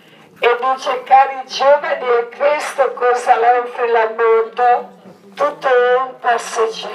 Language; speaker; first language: Italian; non-native, learner; Croatian